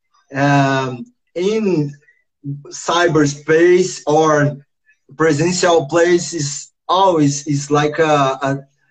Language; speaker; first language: English; non-native, learner; Portuguese